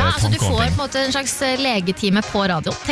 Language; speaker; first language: Norwegian; native; Norwegian